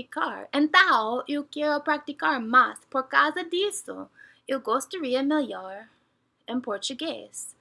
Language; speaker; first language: Portuguese; non-native, learner; English